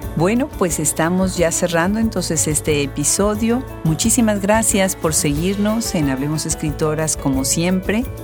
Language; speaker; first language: Spanish; native; Spanish